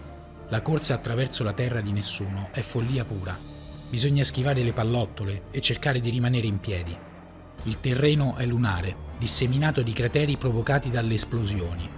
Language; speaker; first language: Italian; native; Italian